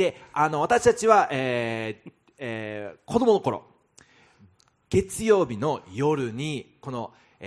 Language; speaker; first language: Japanese; non-native, fluent; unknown